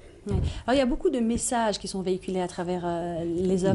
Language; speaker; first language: French; native; French